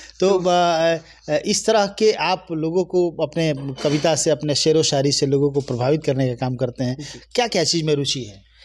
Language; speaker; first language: Hindi; native; Hindi